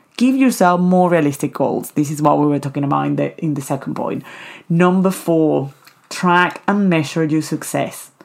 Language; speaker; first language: English; non-native, fluent; Spanish